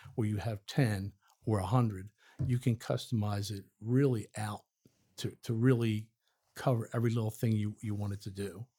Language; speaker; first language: English; native; English